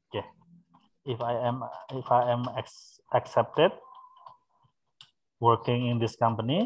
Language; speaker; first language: English; non-native, fluent; Indonesian